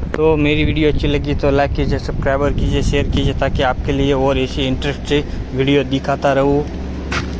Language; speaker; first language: Hindi; non-native, local second language; Gujarati